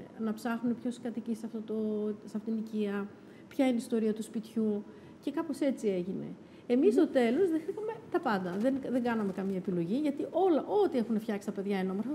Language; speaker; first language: Greek; native; Greek